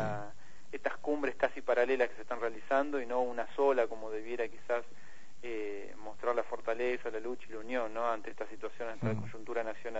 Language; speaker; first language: Spanish; native; Spanish